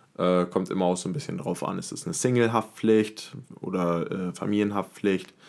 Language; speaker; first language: German; native; German